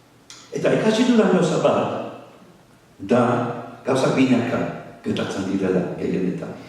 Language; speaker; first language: Basque; non-native, fluent; English